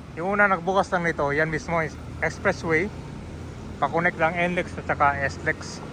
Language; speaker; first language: Filipino; native; Filipino